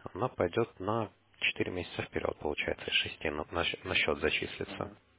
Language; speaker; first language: Russian; native; Russian